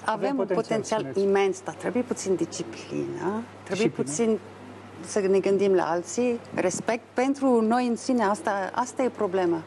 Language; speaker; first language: Romanian; non-native, fluent; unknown